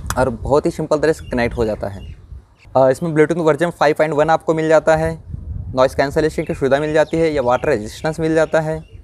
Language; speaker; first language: Hindi; non-native, local second language; Marathi